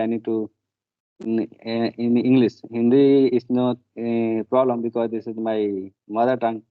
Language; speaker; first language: English; non-native, learner; Hindi